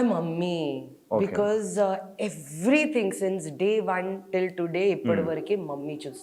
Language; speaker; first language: Telugu; non-native, local second language; Hindi